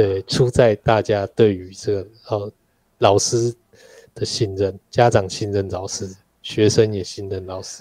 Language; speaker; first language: Chinese; native; Chinese